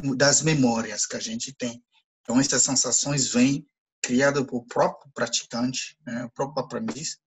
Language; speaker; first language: Portuguese; non-native, fluent; Ewe